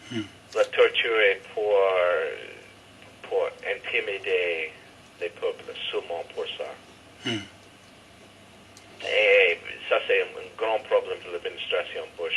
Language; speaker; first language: French; non-native, fluent; English